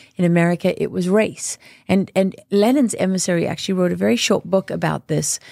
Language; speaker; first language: English; native; English